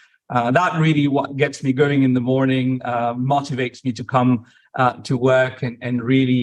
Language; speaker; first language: English; non-native, fluent; Morisyen